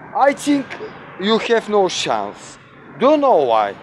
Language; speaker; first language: English; non-native, learner; Bulgarian